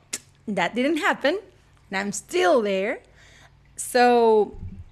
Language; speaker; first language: English; non-native, fluent; Spanish